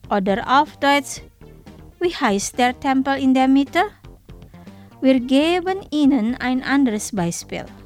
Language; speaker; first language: German; non-native, fluent; Indonesian